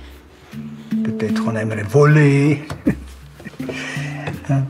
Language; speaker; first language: French; non-native, local second language; German